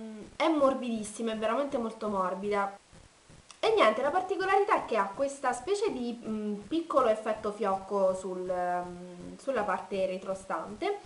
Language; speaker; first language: Italian; native; Italian